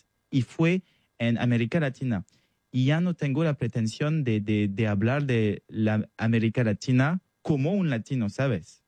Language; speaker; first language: Spanish; non-native, learner; French